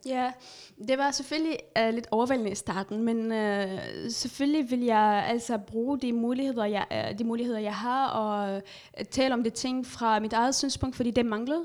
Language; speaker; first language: Danish; non-native, fluent; Arabic